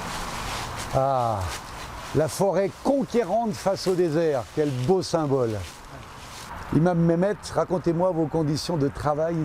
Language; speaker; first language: French; native; French